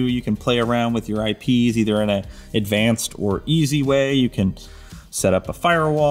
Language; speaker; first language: English; native; English